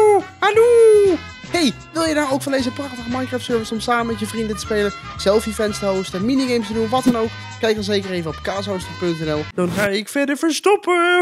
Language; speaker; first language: Dutch; native; Dutch